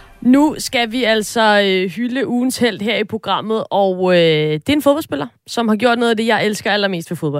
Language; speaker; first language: Danish; native; Danish